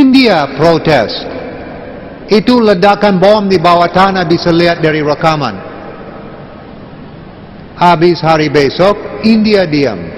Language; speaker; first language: Indonesian; non-native, learner; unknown